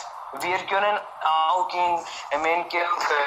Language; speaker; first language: German; non-native, learner; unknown